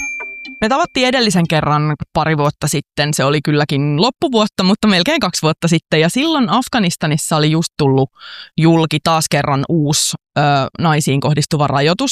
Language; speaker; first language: Finnish; native; Finnish